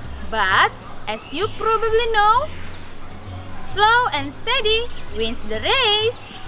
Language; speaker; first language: English; non-native, fluent; Indonesian